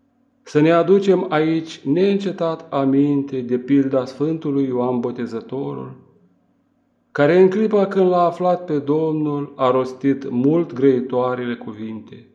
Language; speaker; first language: Romanian; native; Romanian